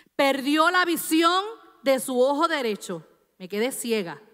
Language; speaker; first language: Spanish; native; Spanish